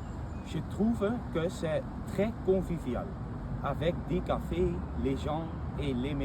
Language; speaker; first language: French; non-native, learner; Dutch